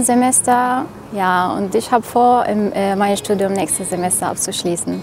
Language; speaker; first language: German; non-native, fluent; Arabic